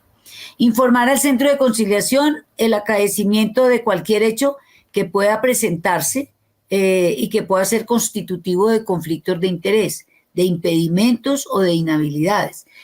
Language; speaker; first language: Spanish; native; Spanish